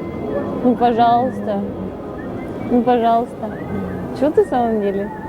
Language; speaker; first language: Russian; non-native, local second language; Kyrgyz